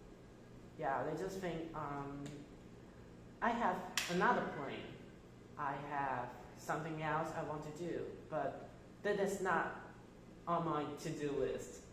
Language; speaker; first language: English; non-native, fluent; Chinese